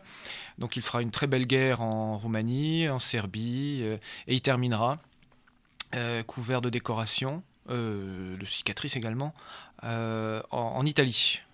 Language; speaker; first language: French; native; French